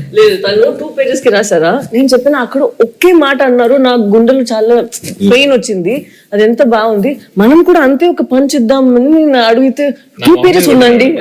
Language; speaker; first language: Telugu; non-native, fluent; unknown